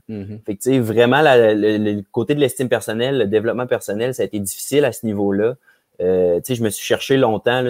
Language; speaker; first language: French; native; French